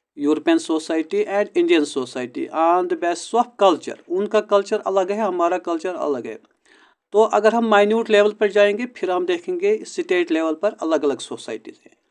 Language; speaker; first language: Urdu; non-native, local second language; Kashmiri